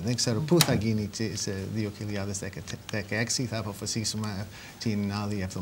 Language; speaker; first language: Greek; non-native, fluent; English